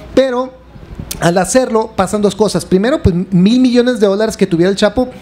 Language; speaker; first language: Spanish; native; Spanish